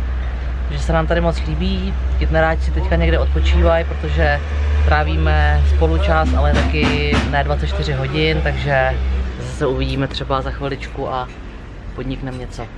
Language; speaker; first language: Czech; native; Czech